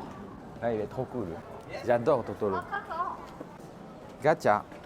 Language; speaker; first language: French; non-native, fluent; Japanese